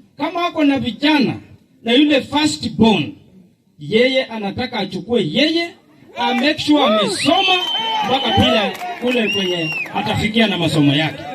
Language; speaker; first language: Swahili; non-native, local second language; Luyia